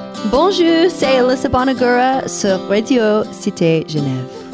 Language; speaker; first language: French; non-native, learner; English